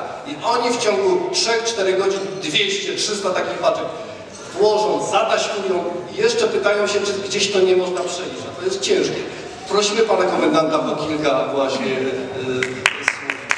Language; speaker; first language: Polish; native; Polish